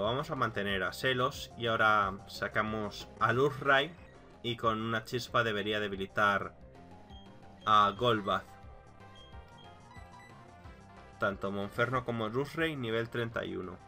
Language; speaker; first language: Spanish; native; Spanish